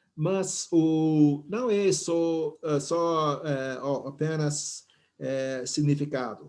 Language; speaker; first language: Portuguese; non-native, fluent; English